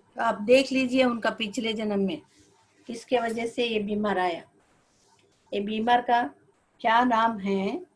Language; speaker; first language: Hindi; non-native, local second language; Telugu